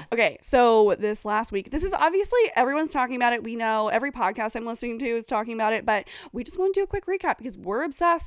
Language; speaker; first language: English; native; English